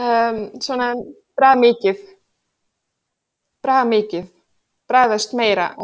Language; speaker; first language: Icelandic; non-native, fluent; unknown